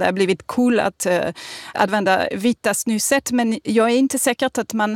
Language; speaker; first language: Swedish; non-native, fluent; French